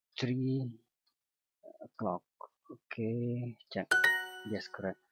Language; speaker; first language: English; non-native, learner; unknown